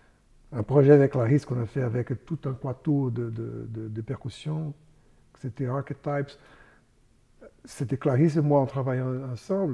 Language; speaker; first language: French; non-native, fluent; Portuguese